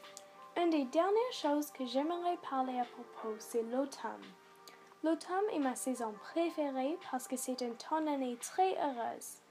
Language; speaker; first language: French; non-native, local second language; English